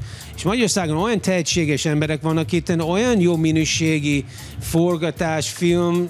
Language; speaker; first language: Hungarian; early bilingual, heritage; English